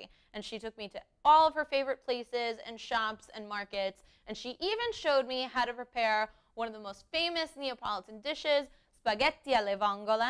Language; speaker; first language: English; early bilingual, heritage; English